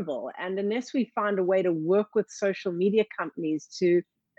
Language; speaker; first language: English; native; English